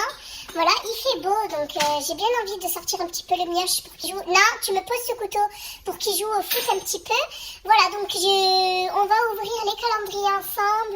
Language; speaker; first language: French; native; French